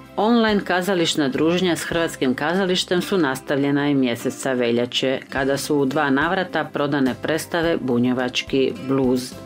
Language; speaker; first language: Croatian; early bilingual, heritage; Croatian